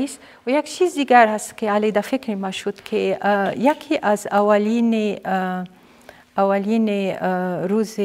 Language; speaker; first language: Persian; non-native, fluent; Arabic